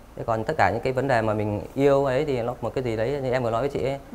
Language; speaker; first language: Vietnamese; native; Vietnamese